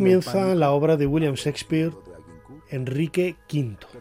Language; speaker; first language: Spanish; native; Spanish